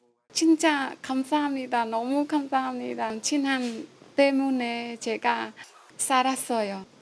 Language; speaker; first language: Korean; non-native, learner; Khmer